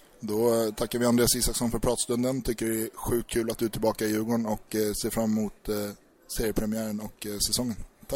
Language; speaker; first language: Swedish; native; Swedish